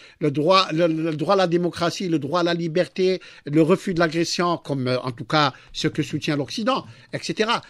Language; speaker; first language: French; non-native, local second language; Arabic